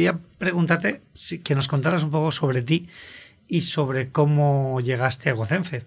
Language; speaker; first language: Spanish; native; Spanish